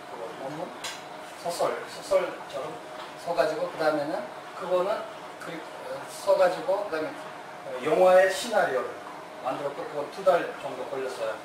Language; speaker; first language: Korean; non-native, fluent; Kyrgyz